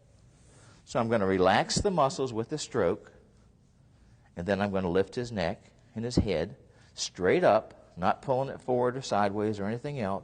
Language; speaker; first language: English; native; English